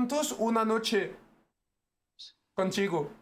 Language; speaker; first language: Spanish; non-native, learner; French